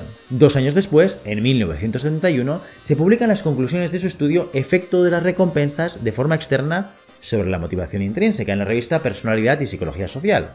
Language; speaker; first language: Spanish; native; Spanish